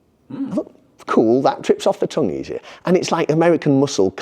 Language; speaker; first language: English; native; English